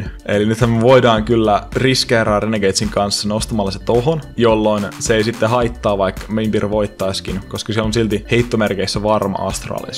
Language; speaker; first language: Finnish; native; Finnish